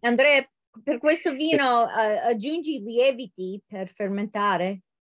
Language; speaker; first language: Italian; non-native, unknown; English